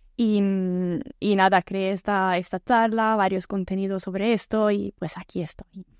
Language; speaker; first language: Spanish; non-native, fluent; Italian